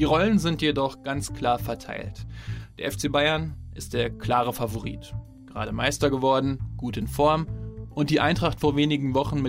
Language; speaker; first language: German; native; German